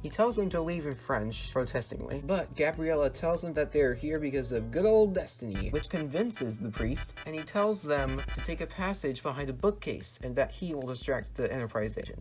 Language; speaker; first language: English; native; English